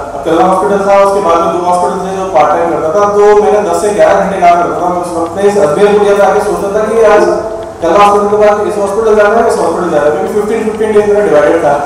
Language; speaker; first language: Hindi; native; Hindi